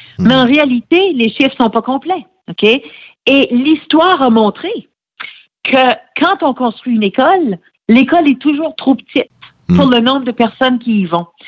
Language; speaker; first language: French; native; French